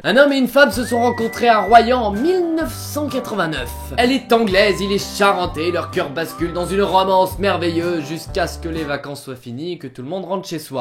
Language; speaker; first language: French; native; French